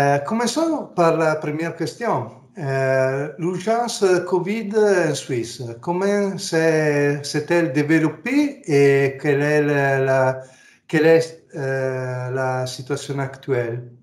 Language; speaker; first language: French; non-native, learner; Italian